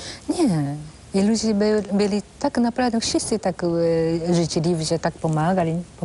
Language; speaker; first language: Polish; non-native, fluent; Japanese